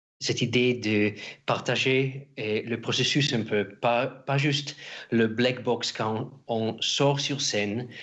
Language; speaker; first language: French; non-native, fluent; Russian